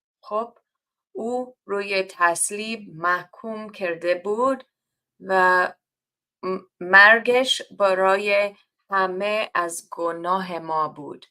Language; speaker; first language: Persian; non-native, learner; English